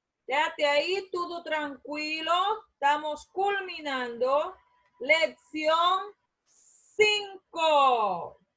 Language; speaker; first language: Spanish; non-native, learner; Portuguese